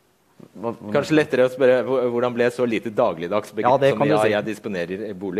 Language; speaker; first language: Norwegian; native; Norwegian